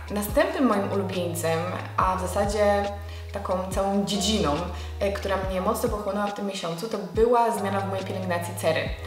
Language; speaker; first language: Polish; native; Polish